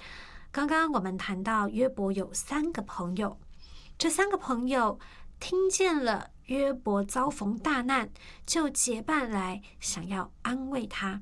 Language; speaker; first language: Chinese; native; Chinese